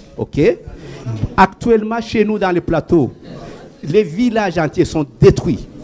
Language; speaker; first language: French; non-native, local second language; Kinyarwanda